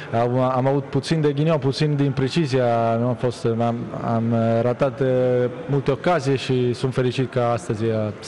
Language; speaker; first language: Romanian; non-native, learner; Italian